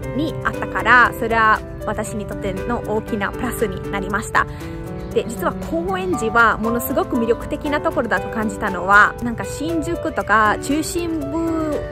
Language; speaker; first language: Japanese; non-native, fluent; Italian